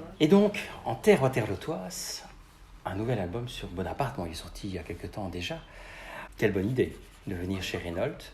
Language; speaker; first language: French; native; French